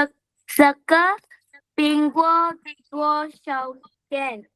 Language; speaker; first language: Chinese; non-native, learner; Tamil